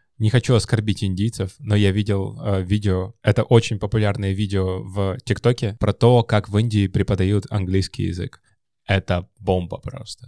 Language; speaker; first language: Russian; native; Russian